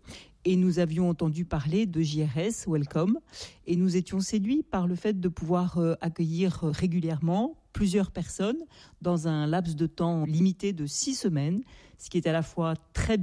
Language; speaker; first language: French; native; French